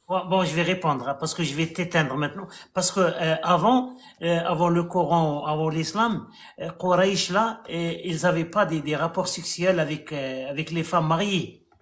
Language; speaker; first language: French; non-native, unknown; Arabic